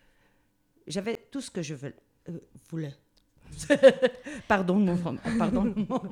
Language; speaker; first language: French; non-native, learner; Spanish